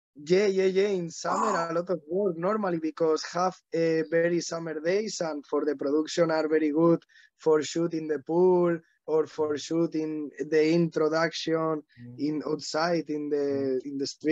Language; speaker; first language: English; non-native, learner; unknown